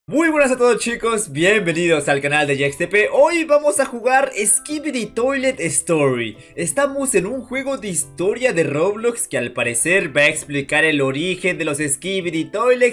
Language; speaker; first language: Spanish; native; Spanish